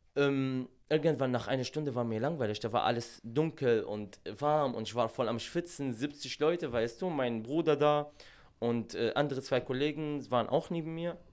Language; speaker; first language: German; non-native, fluent; Arabic